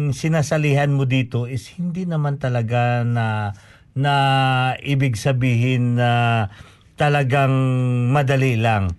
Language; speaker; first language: Filipino; non-native, local second language; Cebuano